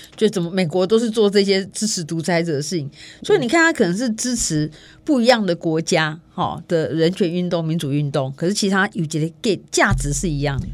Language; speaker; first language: Chinese; native; Chinese